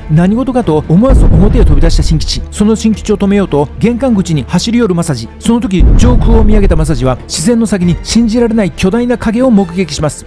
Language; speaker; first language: Japanese; native; Japanese